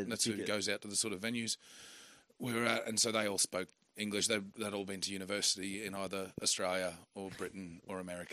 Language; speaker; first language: English; native; English